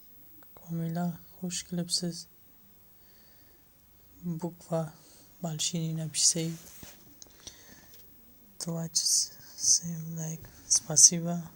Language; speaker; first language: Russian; non-native, learner; Tajik